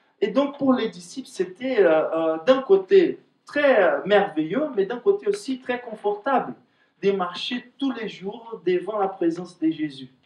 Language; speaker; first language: French; non-native, fluent; Portuguese